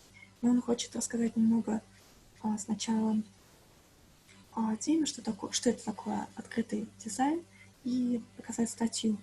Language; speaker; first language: Russian; native; Russian